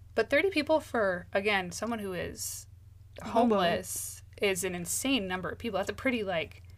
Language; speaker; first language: English; native; English